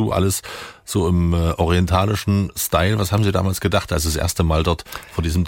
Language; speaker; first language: German; native; German